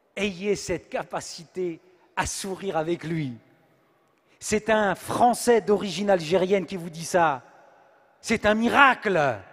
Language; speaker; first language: French; native; French